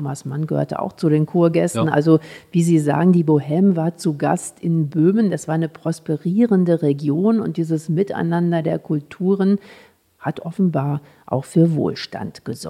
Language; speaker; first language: German; native; German